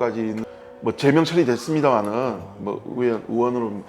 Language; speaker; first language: Korean; native; Korean